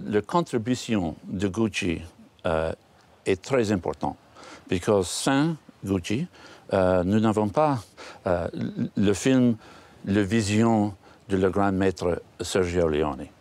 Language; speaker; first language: French; non-native, learner; English